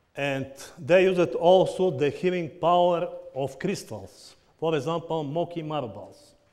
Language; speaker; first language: English; non-native, learner; Bulgarian